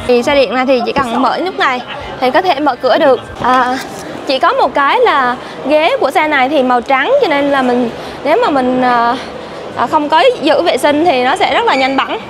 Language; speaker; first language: Vietnamese; native; Vietnamese